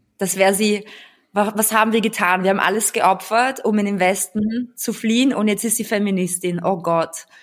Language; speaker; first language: German; early bilingual, other home language; Bulgarian